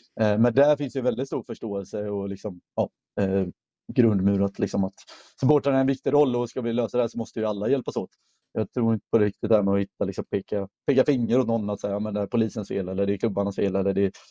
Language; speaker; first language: Swedish; native; Swedish